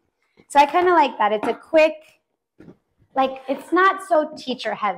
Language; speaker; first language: English; native; English